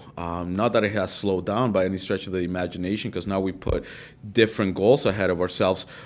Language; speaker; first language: English; early bilingual, other home language; Spanish